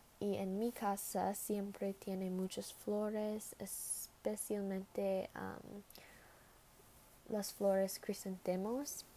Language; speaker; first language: Spanish; non-native, learner; English